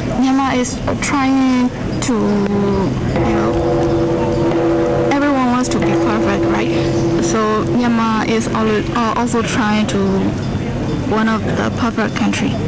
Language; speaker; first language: English; non-native, learner; Burmese